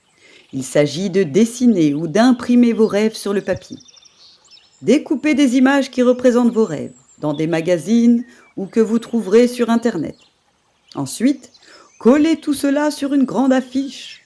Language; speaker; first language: French; native; French